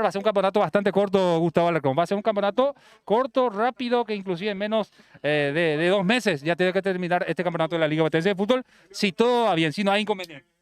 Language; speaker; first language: Spanish; native; Spanish